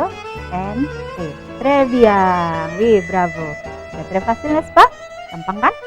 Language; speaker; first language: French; non-native, fluent; Indonesian